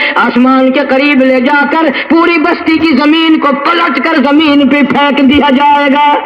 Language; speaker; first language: Urdu; non-native, local second language; Saraiki